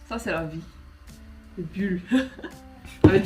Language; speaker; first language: French; non-native, fluent; Korean